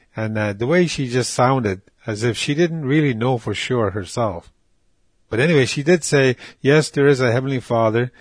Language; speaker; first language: English; non-native, fluent; Cree